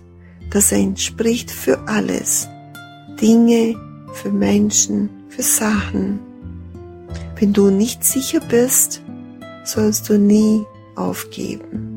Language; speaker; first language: German; non-native, learner; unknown